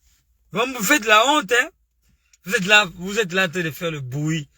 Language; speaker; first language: French; non-native, local second language; Lingala